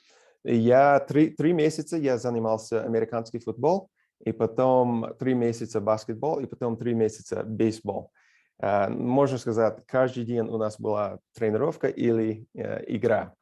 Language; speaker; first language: Russian; non-native, fluent; English